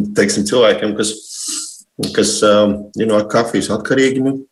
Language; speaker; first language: Latvian; native; Latvian